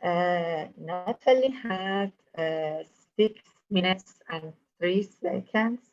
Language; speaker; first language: English; non-native, fluent; Persian